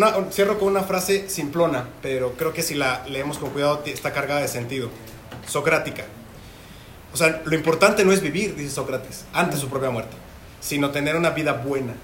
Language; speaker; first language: Spanish; native; Spanish